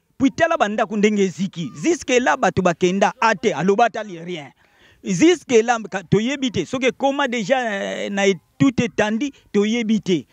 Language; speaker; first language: Lingala; non-native, local second language; Kongo